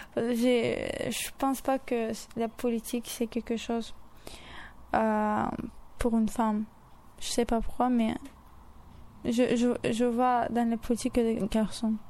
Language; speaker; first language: French; non-native, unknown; Azerbaijani